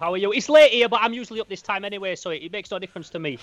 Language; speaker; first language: English; native; English